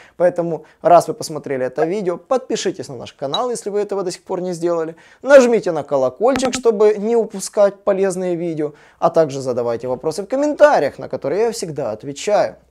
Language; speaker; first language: Russian; native; Russian